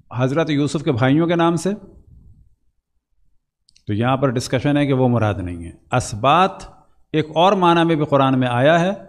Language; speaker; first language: Urdu; native; Urdu